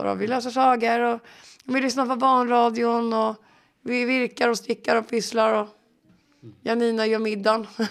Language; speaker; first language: Swedish; native; Swedish